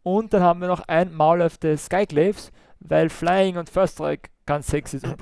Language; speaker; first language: German; native; German